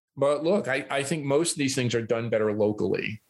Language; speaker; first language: English; native; English